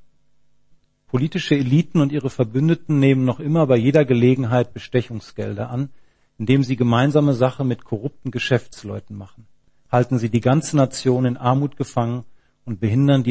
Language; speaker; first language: German; native; German